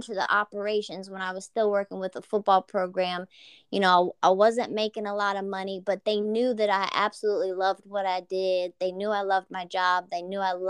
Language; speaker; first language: English; native; English